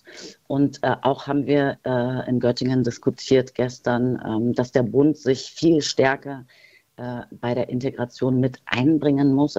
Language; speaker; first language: German; early bilingual, other home language; Turkish